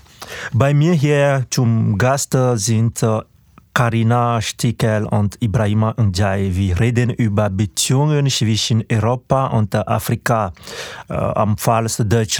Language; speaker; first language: German; non-native, fluent; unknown